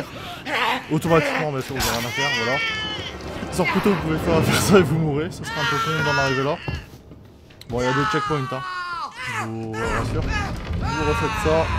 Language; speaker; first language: French; native; French